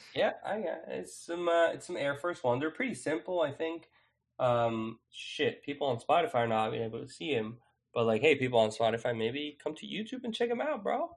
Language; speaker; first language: English; non-native, fluent; Spanish